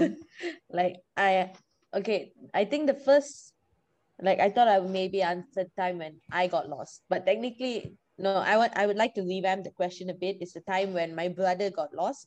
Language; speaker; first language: English; non-native, local second language; Tamil